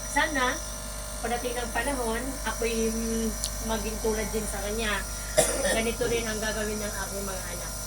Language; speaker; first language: Filipino; native; Filipino